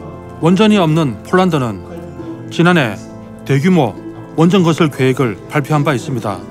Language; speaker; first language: Korean; native; Korean